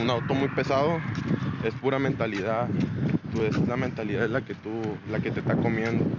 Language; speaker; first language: Spanish; native; Spanish